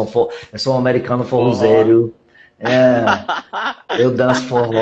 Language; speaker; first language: Portuguese; non-native, fluent; English